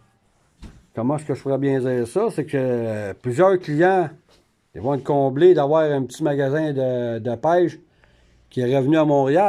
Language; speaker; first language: French; native; French